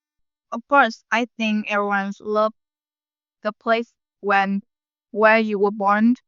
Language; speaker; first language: English; non-native, learner; Vietnamese